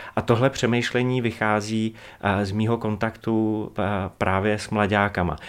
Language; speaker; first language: Czech; native; Czech